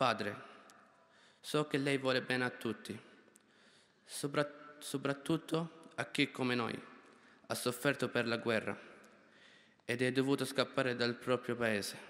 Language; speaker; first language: Italian; non-native, fluent; Arabic